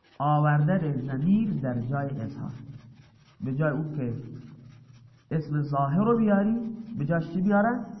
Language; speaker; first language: Persian; non-native, local second language; Baluchi